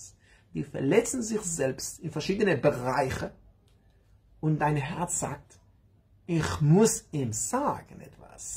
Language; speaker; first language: German; non-native, learner; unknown